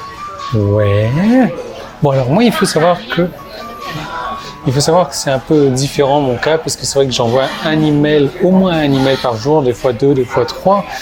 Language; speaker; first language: French; native; French